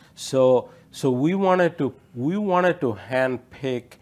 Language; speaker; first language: English; non-native, local second language; Odia